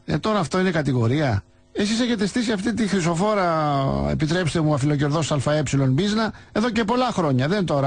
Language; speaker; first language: Greek; native; Greek